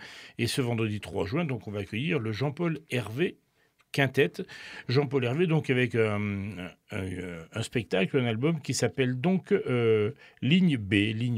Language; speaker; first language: French; native; French